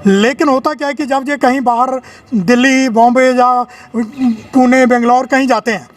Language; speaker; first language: Hindi; non-native, local second language; Punjabi